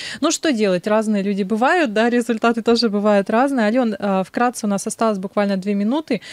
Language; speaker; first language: Russian; native; Russian